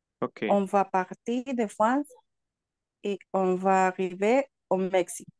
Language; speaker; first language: French; non-native, learner; Spanish